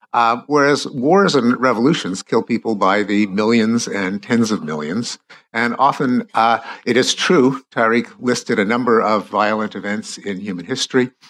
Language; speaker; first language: English; native; English